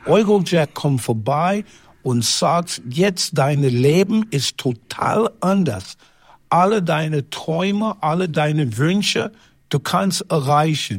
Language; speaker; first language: German; non-native, learner; English